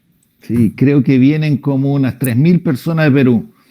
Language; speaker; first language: Spanish; native; Spanish